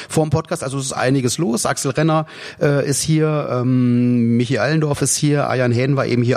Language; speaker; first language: German; native; German